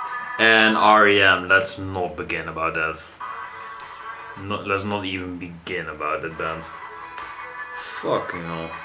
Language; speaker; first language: English; non-native, fluent; Dutch